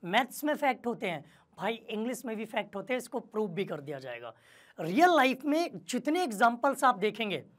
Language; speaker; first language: Hindi; native; Hindi